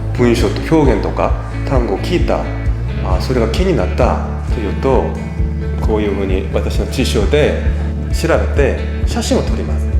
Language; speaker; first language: Japanese; non-native, fluent; Korean